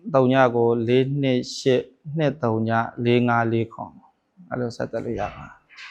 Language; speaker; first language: Burmese; native; Burmese